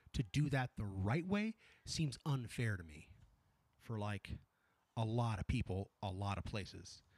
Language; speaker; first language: English; early bilingual, other home language; Spanish